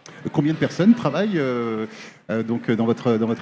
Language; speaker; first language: French; native; French